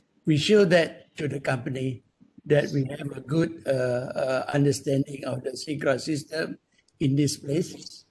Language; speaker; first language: English; non-native, local second language; Malay